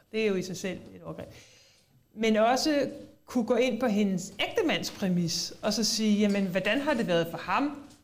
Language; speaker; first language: Danish; native; Danish